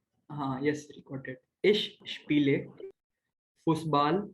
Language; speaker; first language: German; non-native, learner; Hindi